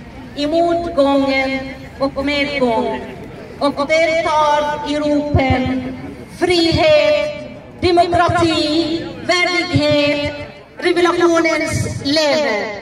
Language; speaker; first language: Swedish; non-native, learner; Arabic